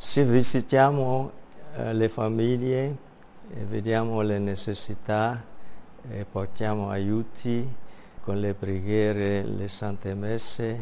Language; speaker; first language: Italian; non-native, fluent; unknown